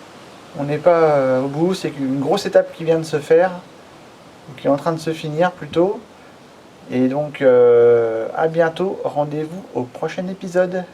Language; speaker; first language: French; native; French